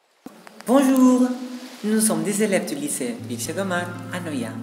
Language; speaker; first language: French; non-native, learner; Spanish